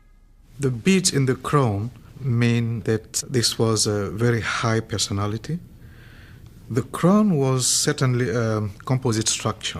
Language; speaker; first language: English; non-native, fluent; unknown